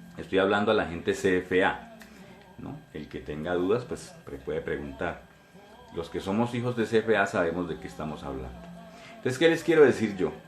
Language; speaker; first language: Spanish; native; Spanish